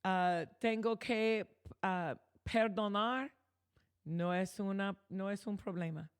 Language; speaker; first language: Spanish; non-native, fluent; English